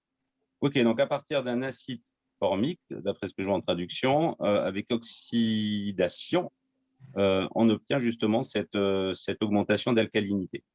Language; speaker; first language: French; native; French